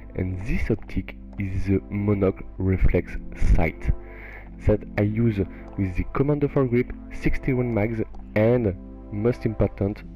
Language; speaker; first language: English; non-native, fluent; French